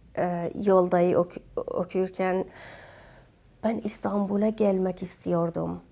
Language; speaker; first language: Turkish; non-native, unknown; Kurdish